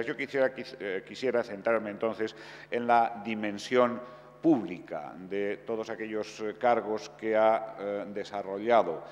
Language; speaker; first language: Spanish; native; Spanish